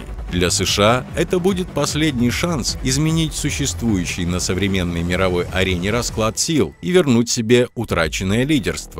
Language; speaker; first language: Russian; native; Russian